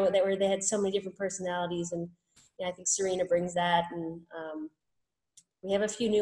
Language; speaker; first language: English; native; English